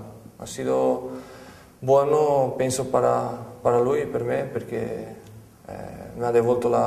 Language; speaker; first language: Italian; non-native, fluent; Portuguese